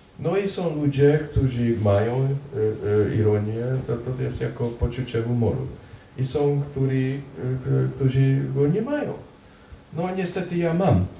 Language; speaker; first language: Polish; non-native, fluent; Hungarian